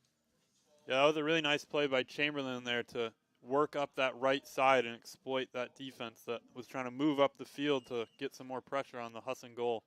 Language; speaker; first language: English; native; English